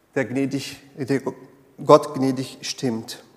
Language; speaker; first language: German; non-native, fluent; Portuguese